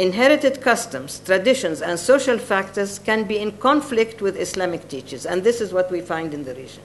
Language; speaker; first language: English; non-native, fluent; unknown